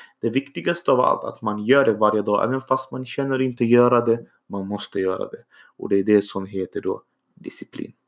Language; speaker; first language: Swedish; early bilingual, other home language; Arabic